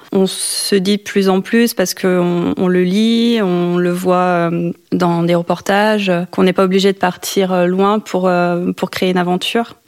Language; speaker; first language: French; native; French